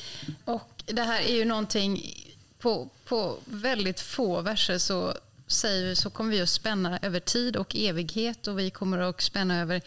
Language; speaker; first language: Swedish; native; Swedish